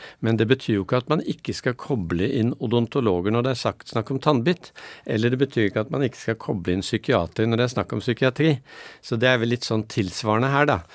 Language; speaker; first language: Norwegian; native; Norwegian